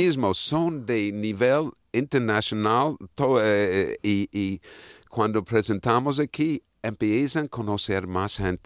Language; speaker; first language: Spanish; non-native, fluent; English